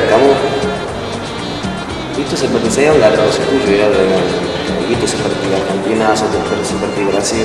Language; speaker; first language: Indonesian; non-native, fluent; Spanish